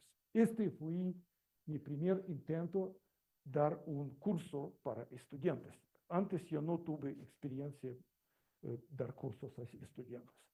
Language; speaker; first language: Spanish; non-native, learner; Russian